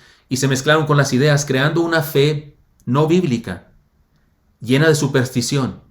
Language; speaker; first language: Spanish; native; Spanish